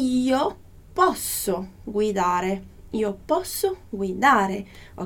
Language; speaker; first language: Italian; non-native, fluent; Portuguese